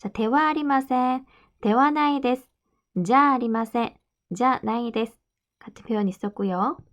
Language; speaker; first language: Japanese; non-native, fluent; Korean